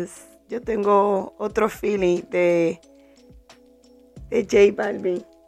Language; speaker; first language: Spanish; early bilingual, heritage; Spanish